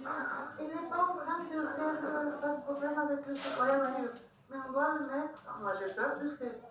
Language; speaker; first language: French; non-native, learner; Portuguese